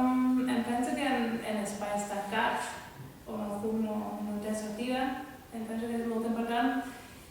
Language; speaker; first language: Catalan; non-native, fluent; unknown